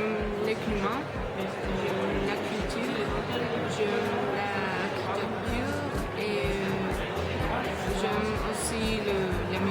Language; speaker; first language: French; non-native, learner; Spanish